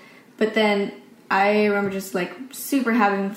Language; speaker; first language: English; non-native, local second language; Filipino